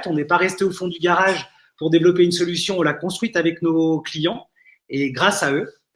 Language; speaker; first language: French; native; French